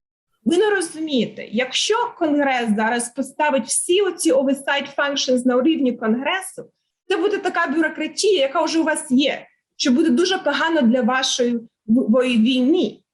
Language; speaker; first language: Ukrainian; non-native, learner; English